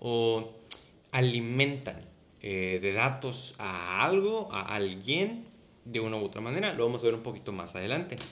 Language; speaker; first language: Spanish; native; Spanish